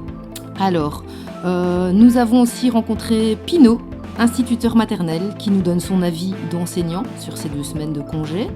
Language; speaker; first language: French; native; French